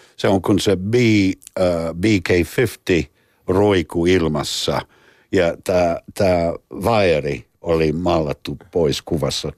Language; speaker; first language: Finnish; non-native, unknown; English